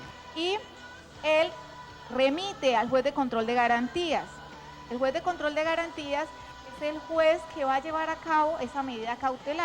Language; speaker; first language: Spanish; native; Spanish